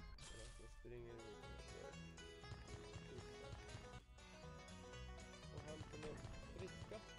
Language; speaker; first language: Swedish; native; Swedish